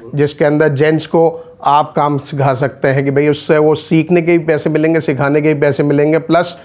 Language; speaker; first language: Hindi; native; Hindi